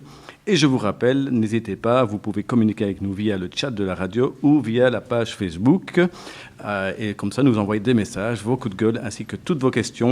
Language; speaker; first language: French; native; French